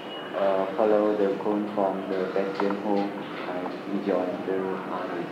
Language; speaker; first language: English; non-native, learner; Vietnamese